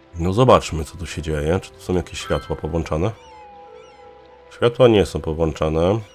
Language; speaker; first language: Polish; native; Polish